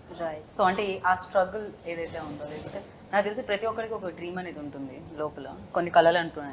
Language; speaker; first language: Telugu; native; Telugu